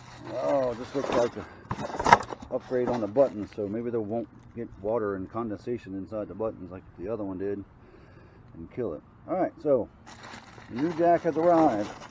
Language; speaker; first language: English; native; English